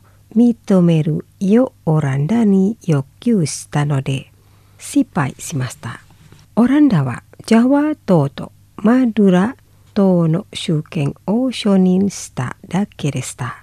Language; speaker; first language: Japanese; non-native, fluent; Indonesian